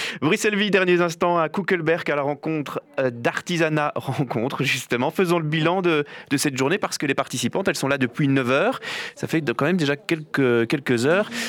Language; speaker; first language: French; native; French